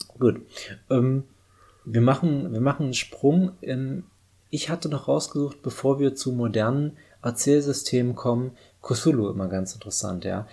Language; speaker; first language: German; native; German